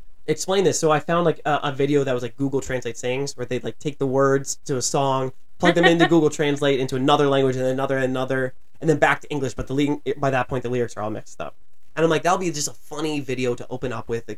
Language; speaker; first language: English; native; English